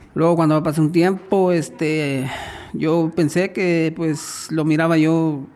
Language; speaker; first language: Spanish; native; Spanish